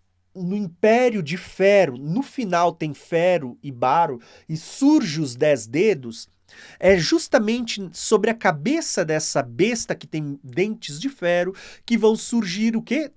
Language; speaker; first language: Portuguese; native; Portuguese